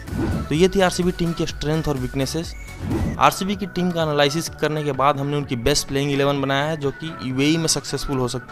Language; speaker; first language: Hindi; native; Hindi